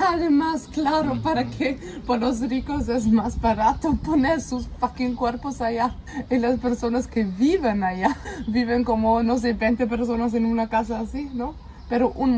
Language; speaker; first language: Spanish; non-native, fluent; German